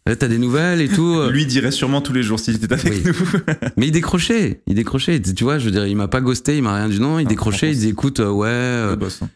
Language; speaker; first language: French; native; French